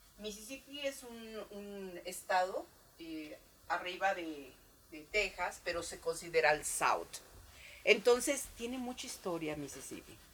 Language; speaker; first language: Spanish; native; Spanish